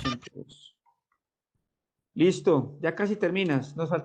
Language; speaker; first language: Spanish; native; Spanish